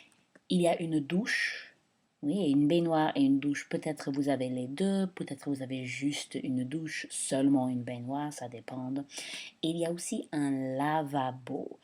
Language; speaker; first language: French; non-native, fluent; English